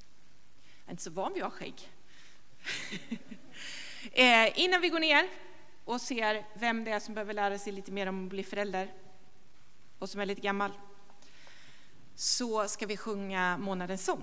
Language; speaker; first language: Swedish; native; Swedish